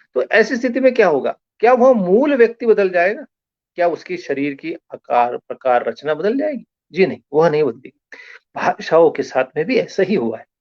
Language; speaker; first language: Hindi; non-native, local second language; Marathi